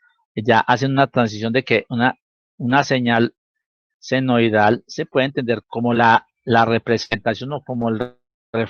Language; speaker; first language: Spanish; native; Spanish